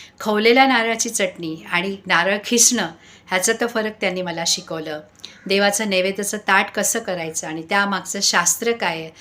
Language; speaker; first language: Marathi; non-native, local second language; Sindhi